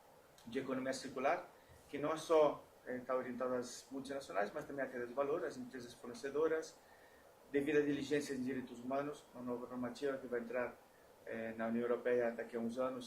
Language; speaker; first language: Portuguese; non-native, fluent; Spanish